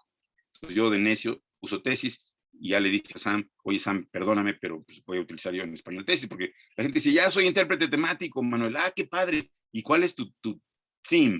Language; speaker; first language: Spanish; native; Spanish